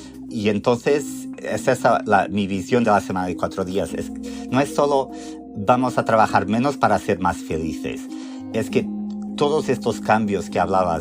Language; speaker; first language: Spanish; non-native, fluent; Portuguese